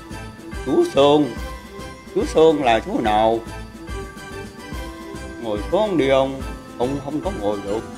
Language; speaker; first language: Vietnamese; native; Vietnamese